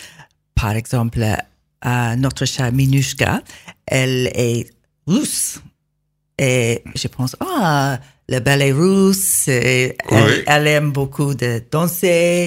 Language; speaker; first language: French; non-native, learner; English